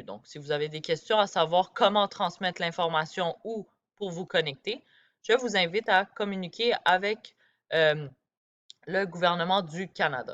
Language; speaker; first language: French; native; French